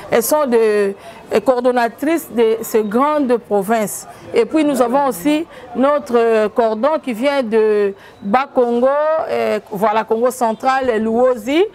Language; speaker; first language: French; non-native, local second language; Lingala